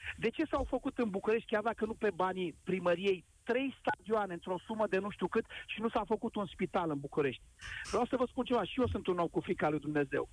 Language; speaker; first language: Romanian; native; Romanian